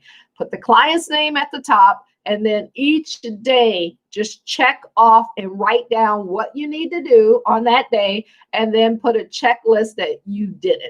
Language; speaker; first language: English; native; English